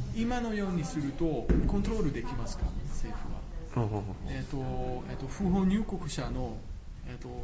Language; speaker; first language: Japanese; non-native, fluent; Dutch